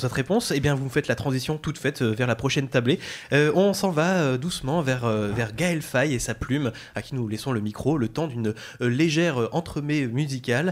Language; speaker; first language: French; native; French